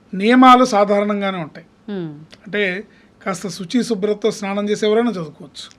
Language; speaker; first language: Telugu; native; Telugu